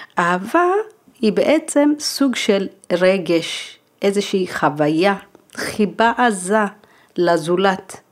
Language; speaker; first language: Hebrew; early bilingual, other home language; Amharic